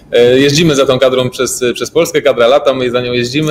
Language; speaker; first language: Polish; native; Polish